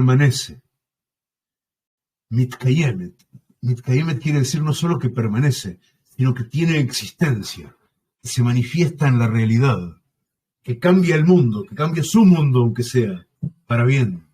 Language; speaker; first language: Spanish; native; Spanish